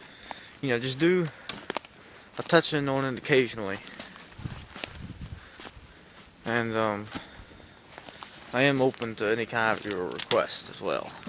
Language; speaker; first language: English; native; English